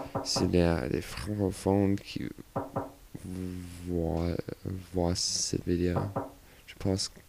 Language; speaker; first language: French; non-native, learner; English